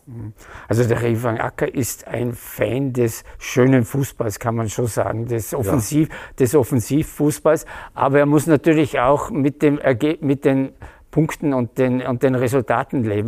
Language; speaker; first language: German; native; German